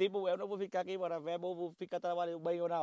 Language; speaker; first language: Portuguese; non-native, learner; Vietnamese